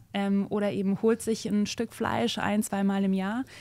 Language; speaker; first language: German; native; German